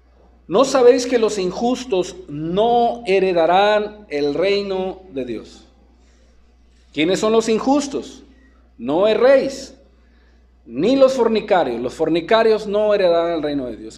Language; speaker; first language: Spanish; native; Spanish